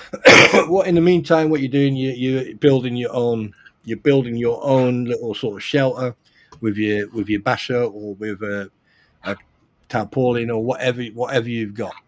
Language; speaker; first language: English; native; English